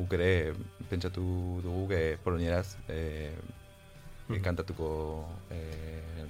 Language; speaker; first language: Basque; early bilingual, other home language; Polish